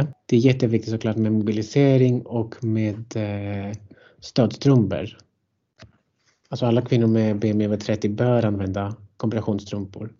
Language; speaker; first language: Swedish; non-native, fluent; Greek